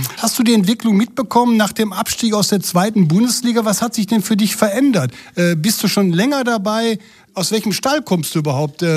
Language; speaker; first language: German; native; German